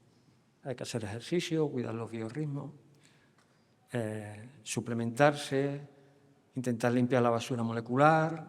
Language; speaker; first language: Spanish; native; Spanish